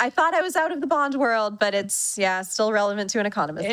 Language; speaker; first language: English; native; English